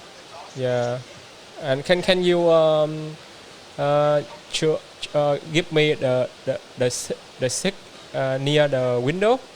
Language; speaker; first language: English; non-native, learner; Vietnamese